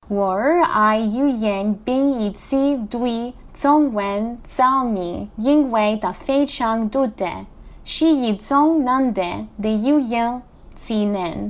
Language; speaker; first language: Chinese; non-native, learner; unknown